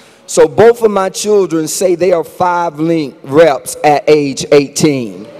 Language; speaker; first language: English; native; English